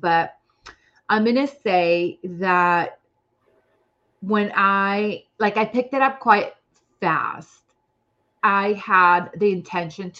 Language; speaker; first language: English; non-native, fluent; Spanish